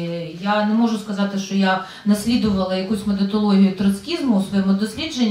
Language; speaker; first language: Ukrainian; native; Ukrainian